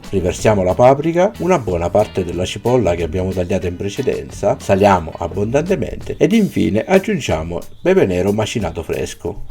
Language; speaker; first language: Italian; native; Italian